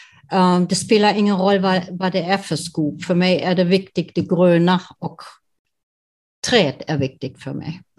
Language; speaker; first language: Swedish; non-native, fluent; German